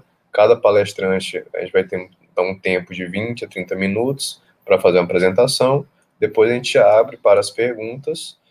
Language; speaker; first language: Portuguese; native; Portuguese